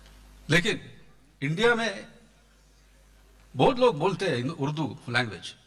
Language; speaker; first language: Hindi; non-native, local second language; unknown